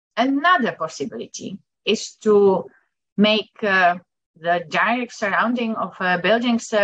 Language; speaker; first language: English; non-native, fluent; Dutch